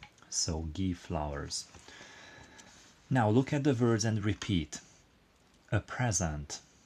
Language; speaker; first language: English; non-native, fluent; Hungarian